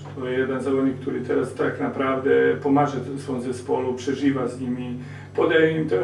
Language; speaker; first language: Polish; non-native, learner; Serbian